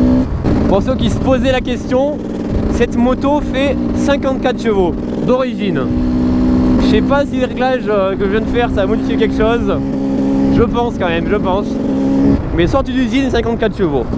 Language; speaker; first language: French; native; French